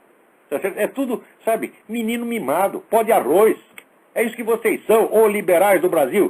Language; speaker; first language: Portuguese; native; Portuguese